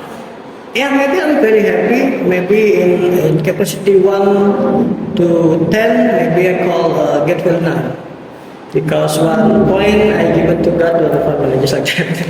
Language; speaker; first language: English; non-native, learner; Indonesian